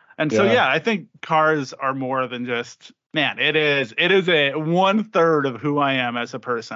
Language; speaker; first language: English; native; English